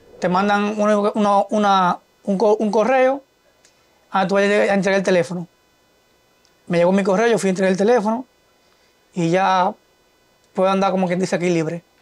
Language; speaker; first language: Spanish; native; Spanish